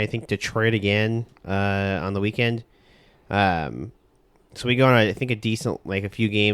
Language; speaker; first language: English; native; English